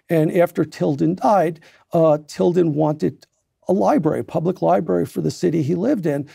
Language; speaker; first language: English; native; English